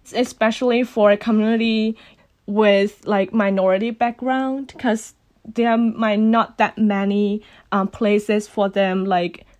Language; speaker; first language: English; non-native, fluent; Cantonese